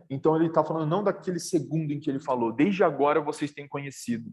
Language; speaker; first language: Portuguese; native; Portuguese